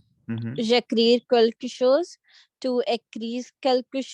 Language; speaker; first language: French; non-native, learner; Hindi